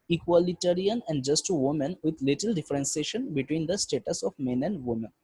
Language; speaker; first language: English; non-native, local second language; Bangla